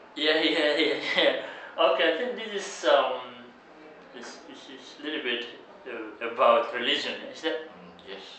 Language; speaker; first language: English; non-native, learner; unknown